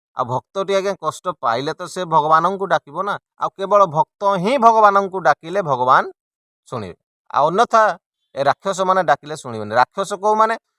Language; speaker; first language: Odia; native; Odia